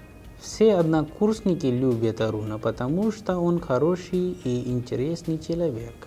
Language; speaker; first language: Russian; non-native, fluent; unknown